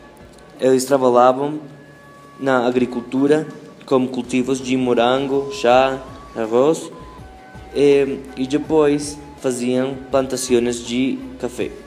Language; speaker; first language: Portuguese; non-native, learner; Spanish